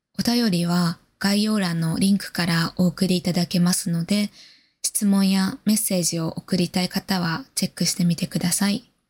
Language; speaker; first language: Japanese; native; Japanese